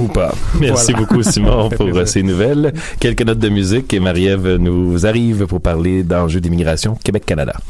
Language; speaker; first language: French; native; French